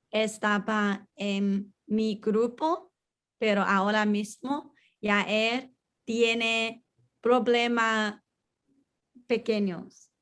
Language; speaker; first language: Spanish; non-native, learner; Chinese